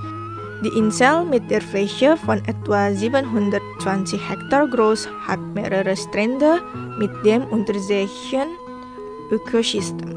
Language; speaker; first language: German; non-native, fluent; Indonesian